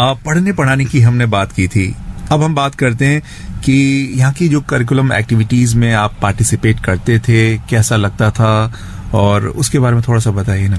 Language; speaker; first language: Hindi; native; Hindi